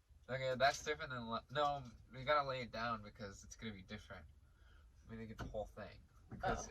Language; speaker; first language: English; native; English